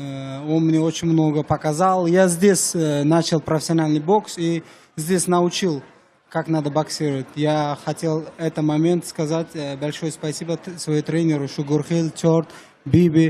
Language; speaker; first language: Russian; non-native, learner; Uzbek